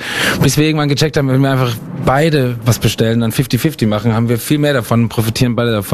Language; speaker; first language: German; native; German